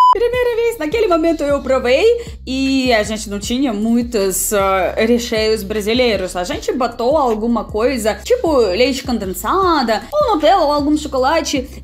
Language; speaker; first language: Portuguese; non-native, fluent; Russian